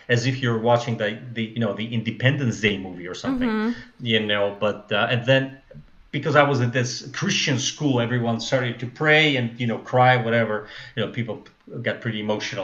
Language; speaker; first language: English; non-native, fluent; Russian